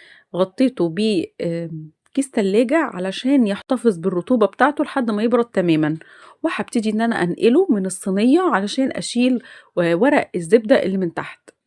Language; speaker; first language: Arabic; native; Arabic